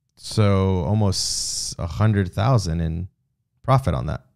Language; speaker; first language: English; native; English